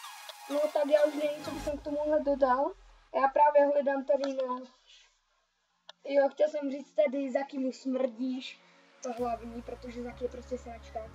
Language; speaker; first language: Czech; native; Czech